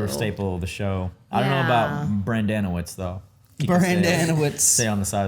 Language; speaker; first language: English; native; English